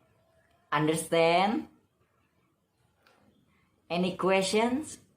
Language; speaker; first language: English; non-native, learner; Indonesian